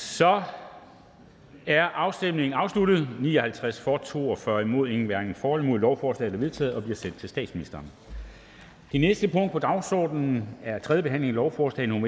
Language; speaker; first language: Danish; native; Danish